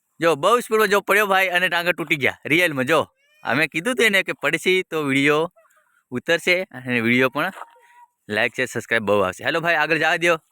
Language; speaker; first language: Gujarati; non-native, local second language; Bhili